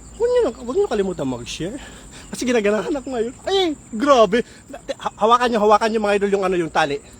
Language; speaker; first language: Filipino; non-native, local second language; Waray